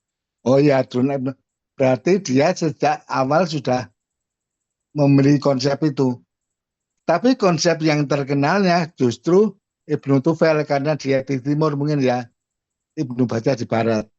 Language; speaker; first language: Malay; non-native, local second language; Javanese